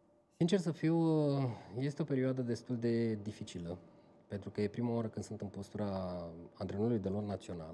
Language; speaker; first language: Romanian; native; Romanian